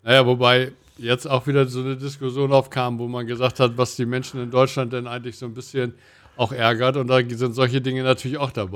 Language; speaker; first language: German; native; German